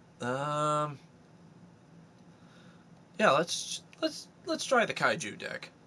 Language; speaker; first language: English; native; English